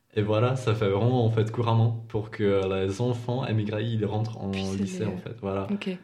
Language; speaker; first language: French; non-native, fluent; Czech